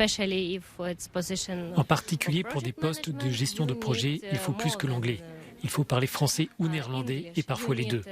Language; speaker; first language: French; native; French